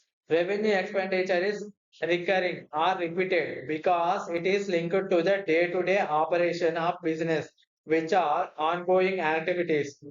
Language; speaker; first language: English; non-native, local second language; Telugu